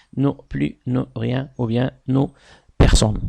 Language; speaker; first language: French; non-native, local second language; Arabic